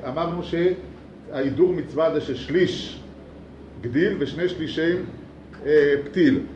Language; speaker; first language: Hebrew; native; Hebrew